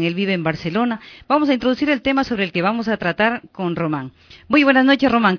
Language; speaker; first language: Spanish; native; Spanish